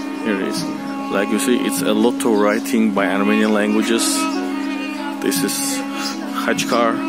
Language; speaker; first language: English; non-native, learner; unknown